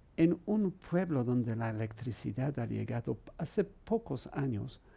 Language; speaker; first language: Spanish; non-native, fluent; Polish